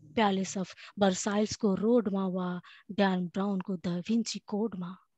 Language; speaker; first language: Nepali; native; Nepali